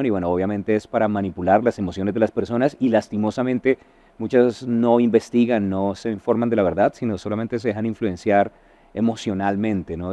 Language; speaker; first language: Spanish; native; Spanish